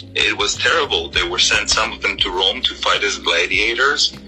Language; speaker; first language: English; non-native, fluent; Hebrew